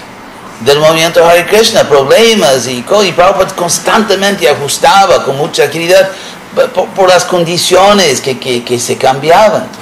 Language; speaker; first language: Spanish; non-native, fluent; English